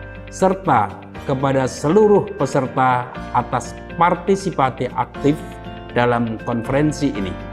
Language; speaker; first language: Indonesian; native; Indonesian